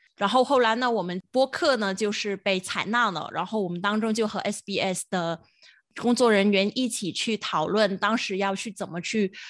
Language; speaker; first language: Chinese; non-native, local second language; Cantonese